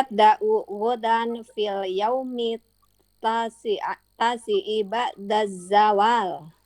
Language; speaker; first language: Arabic; non-native, learner; Indonesian